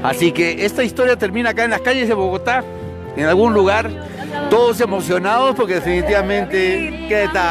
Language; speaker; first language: Spanish; native; Spanish